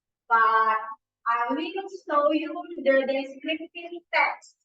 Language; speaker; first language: English; non-native, fluent; Indonesian